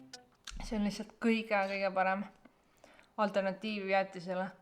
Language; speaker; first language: Estonian; native; Estonian